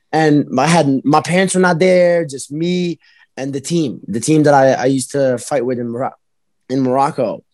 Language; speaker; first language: English; early bilingual, other home language; Arabic